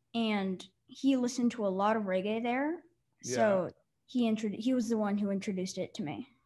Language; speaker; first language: English; native; English